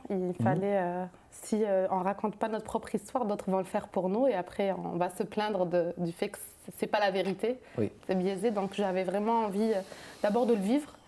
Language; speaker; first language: French; non-native, local second language; Arabic